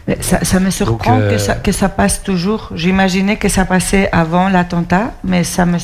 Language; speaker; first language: French; non-native, fluent; Spanish